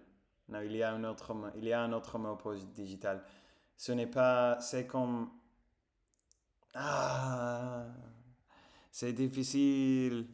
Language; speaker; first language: French; non-native, fluent; English